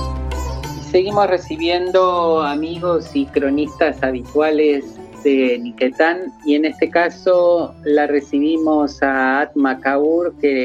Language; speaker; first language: Spanish; native; Spanish